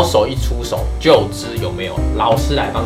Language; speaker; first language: Chinese; native; Chinese